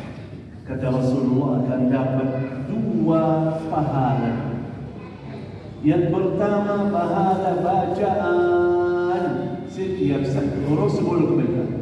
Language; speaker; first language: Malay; non-native, fluent; Arabic